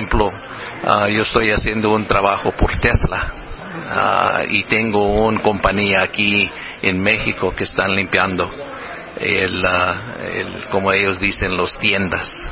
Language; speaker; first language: Spanish; non-native, fluent; English